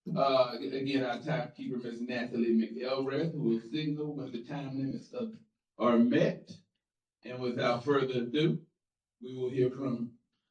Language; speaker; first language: English; native; English